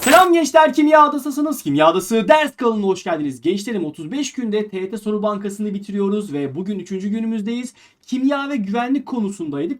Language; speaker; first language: Turkish; native; Turkish